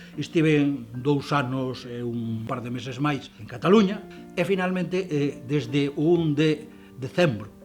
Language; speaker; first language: Galician; native; Galician